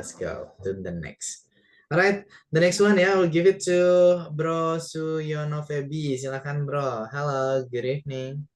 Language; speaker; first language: English; non-native, learner; Indonesian